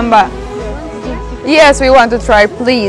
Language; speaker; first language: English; non-native, fluent; Romanian